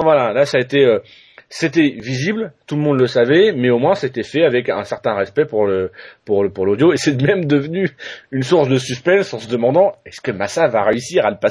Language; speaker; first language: French; native; French